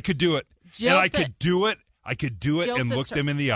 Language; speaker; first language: English; native; English